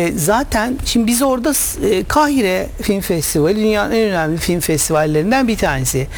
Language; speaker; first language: Turkish; native; Turkish